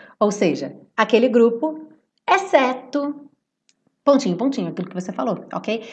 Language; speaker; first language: Portuguese; native; Portuguese